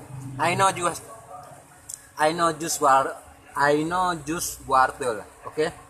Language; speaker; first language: English; non-native, learner; Achinese